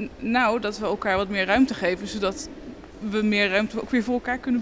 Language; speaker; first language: Dutch; native; Dutch